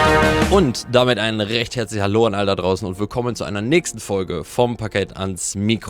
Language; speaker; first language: German; native; German